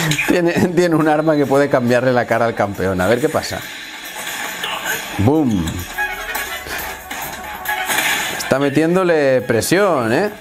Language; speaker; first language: Spanish; native; Spanish